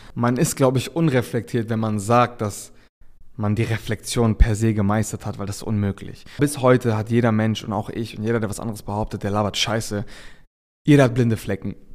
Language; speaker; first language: German; early bilingual, other home language; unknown